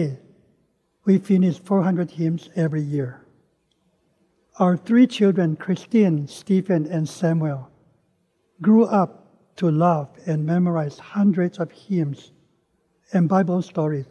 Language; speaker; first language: English; non-native, local second language; Min Nan Chinese